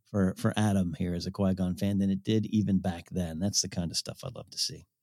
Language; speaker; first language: English; early bilingual, other home language; Ukrainian